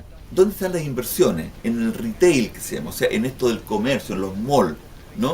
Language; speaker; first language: Spanish; native; Spanish